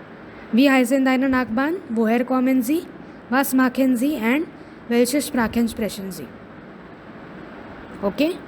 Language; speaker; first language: German; non-native, fluent; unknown